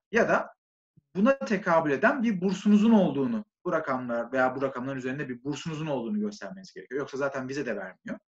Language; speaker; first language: Turkish; native; Turkish